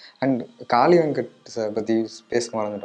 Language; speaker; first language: Tamil; native; Tamil